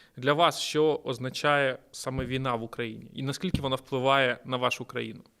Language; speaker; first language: Ukrainian; native; Ukrainian